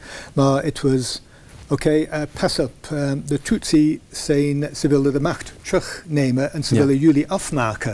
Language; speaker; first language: Dutch; non-native, fluent; English